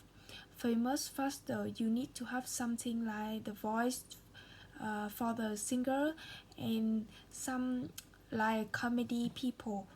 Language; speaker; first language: English; non-native, learner; Vietnamese